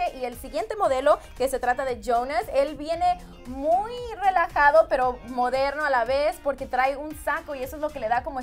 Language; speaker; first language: Spanish; native; Spanish